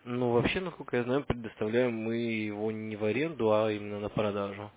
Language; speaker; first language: Russian; native; Russian